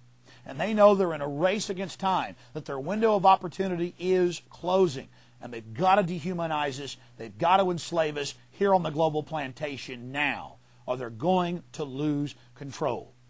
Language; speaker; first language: English; native; English